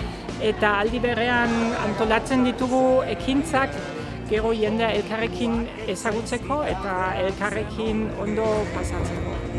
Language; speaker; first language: Basque; non-native, fluent; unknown